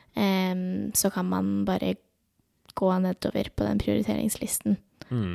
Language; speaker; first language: Norwegian; early bilingual, other home language; Urdu